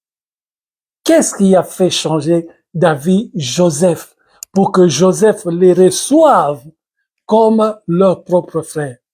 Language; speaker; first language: French; non-native, local second language; Lingala